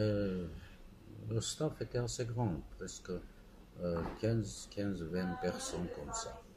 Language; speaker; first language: French; non-native, fluent; Armenian